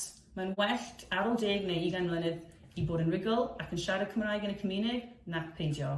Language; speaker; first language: Welsh; non-native, fluent; English